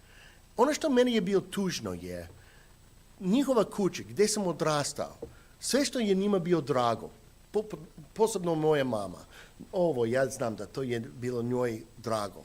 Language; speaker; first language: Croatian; non-native, fluent; English